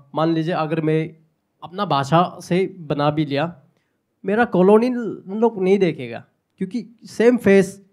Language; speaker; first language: Hindi; non-native, local second language; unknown